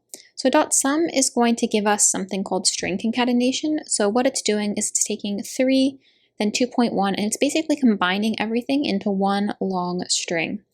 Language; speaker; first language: English; native; English